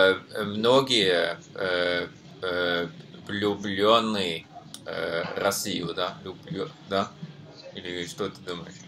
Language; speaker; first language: Russian; non-native, learner; Norwegian